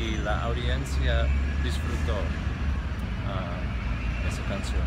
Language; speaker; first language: Spanish; non-native, fluent; English